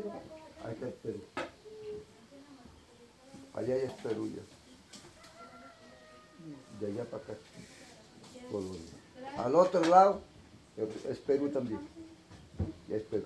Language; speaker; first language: Spanish; non-native, local second language; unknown